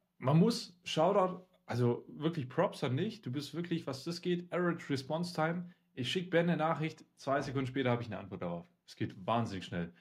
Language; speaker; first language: German; early bilingual, other home language; Russian